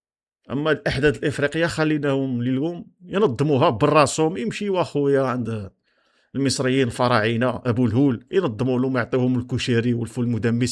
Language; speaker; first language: Arabic; native; Arabic